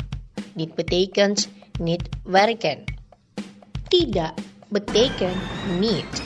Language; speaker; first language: Dutch; non-native, learner; Indonesian